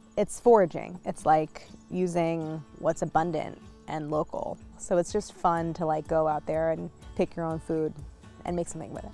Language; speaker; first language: English; native; English